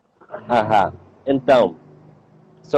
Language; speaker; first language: Portuguese; non-native, learner; Spanish